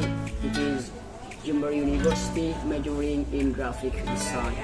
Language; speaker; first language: English; non-native, learner; Indonesian